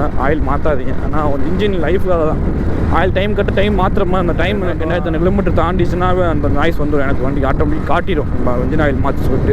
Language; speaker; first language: Tamil; native; Tamil